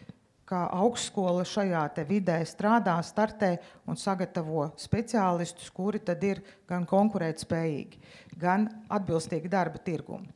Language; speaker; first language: Latvian; native; Latvian